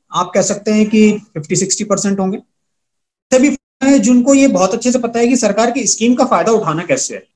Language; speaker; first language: Hindi; native; Hindi